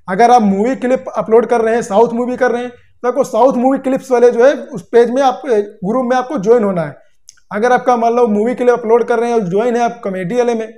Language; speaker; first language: Hindi; native; Hindi